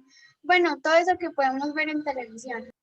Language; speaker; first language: Spanish; native; Spanish